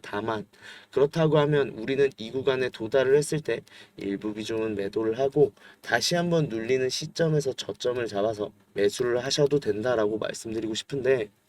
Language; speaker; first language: Korean; native; Korean